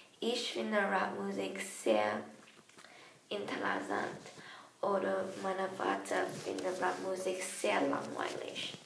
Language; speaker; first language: German; non-native, learner; English